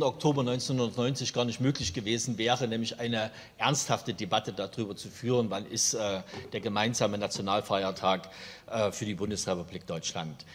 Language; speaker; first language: German; native; German